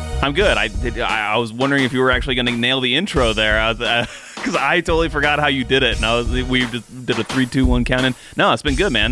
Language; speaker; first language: English; native; English